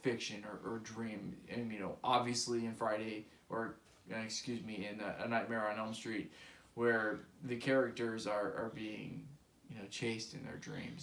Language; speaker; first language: English; native; English